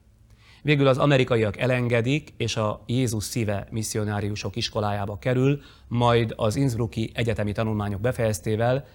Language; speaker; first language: Hungarian; native; Hungarian